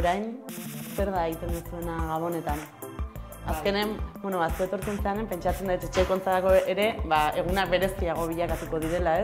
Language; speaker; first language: Basque; native; Basque